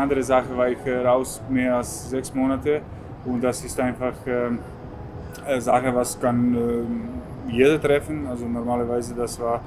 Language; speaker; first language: German; non-native, fluent; Serbian